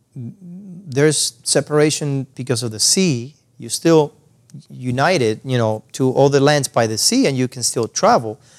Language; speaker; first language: English; non-native, fluent; Spanish